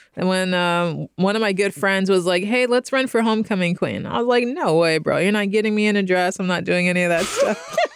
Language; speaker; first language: English; native; English